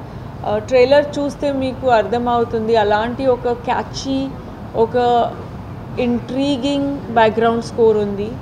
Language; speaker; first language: Telugu; non-native, fluent; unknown